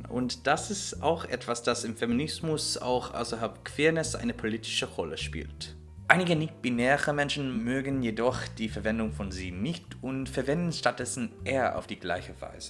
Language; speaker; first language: German; non-native, fluent; English